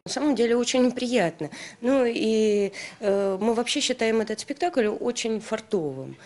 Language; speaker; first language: Russian; native; Russian